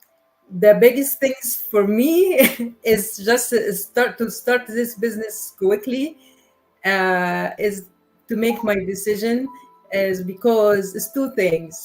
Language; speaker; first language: English; non-native, learner; Arabic